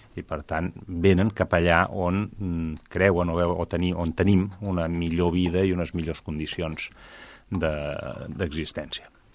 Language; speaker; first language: Catalan; native; Catalan